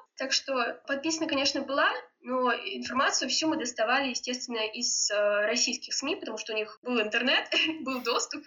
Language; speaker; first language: Russian; native; Russian